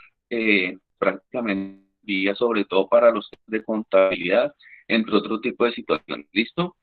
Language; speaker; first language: Spanish; native; Spanish